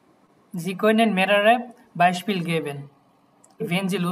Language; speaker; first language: German; non-native, fluent; Bangla